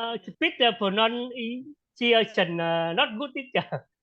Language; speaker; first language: English; non-native, learner; Vietnamese